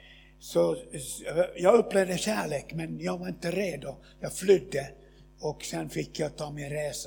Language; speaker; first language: Swedish; non-native, fluent; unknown